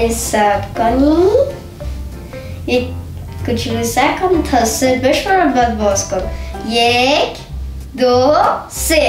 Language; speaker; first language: Persian; early bilingual, heritage; Persian